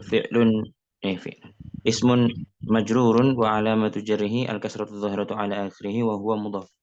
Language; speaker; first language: Arabic; non-native, learner; Indonesian